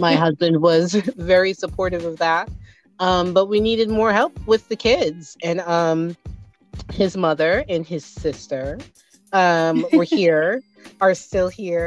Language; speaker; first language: English; native; English